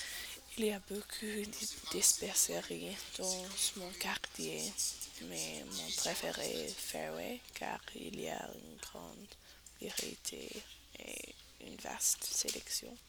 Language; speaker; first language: French; non-native, learner; English